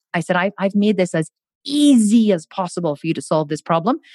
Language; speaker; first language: English; native; English